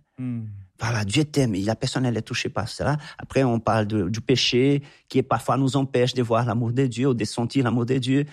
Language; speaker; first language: French; non-native, fluent; Portuguese